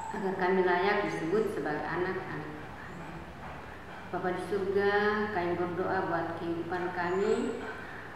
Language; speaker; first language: Indonesian; native; Indonesian